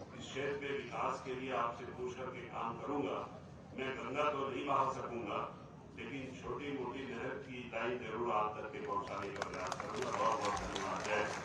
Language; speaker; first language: Hindi; native; Hindi